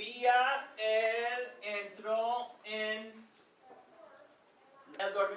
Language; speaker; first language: Spanish; non-native, fluent; English